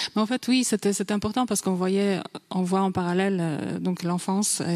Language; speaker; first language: French; non-native, fluent; Polish